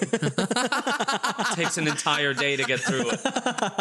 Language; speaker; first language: English; native; English